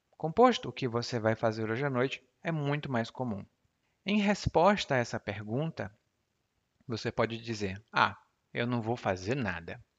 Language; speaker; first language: Portuguese; native; Portuguese